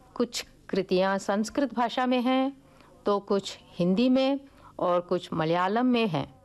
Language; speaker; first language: Hindi; non-native, local second language; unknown